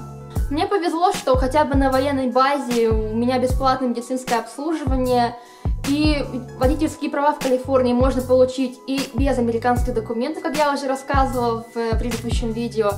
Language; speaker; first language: Russian; native; Russian